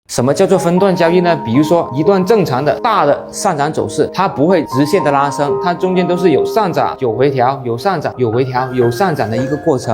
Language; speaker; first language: Chinese; native; Chinese